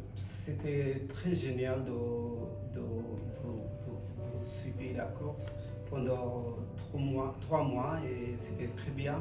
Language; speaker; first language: French; non-native, fluent; Bangla